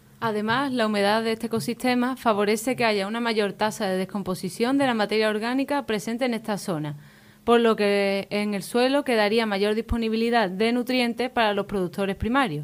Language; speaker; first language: Spanish; native; Spanish